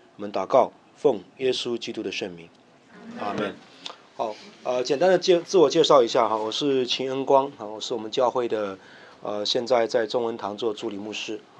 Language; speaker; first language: Chinese; native; Chinese